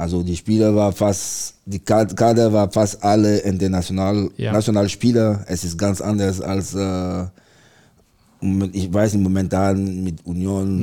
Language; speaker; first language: German; non-native, learner; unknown